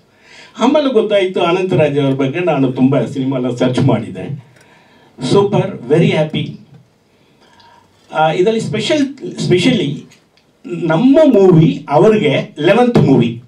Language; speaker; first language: Kannada; non-native, learner; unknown